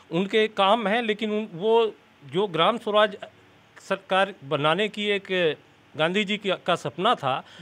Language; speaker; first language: Hindi; native; Hindi